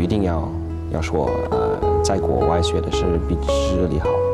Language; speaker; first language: Chinese; non-native, fluent; English